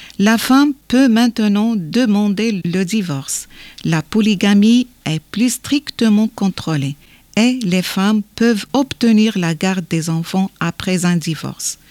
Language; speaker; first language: French; non-native, local second language; Arabic